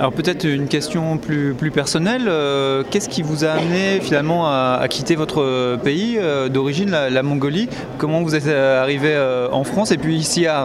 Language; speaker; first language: French; native; French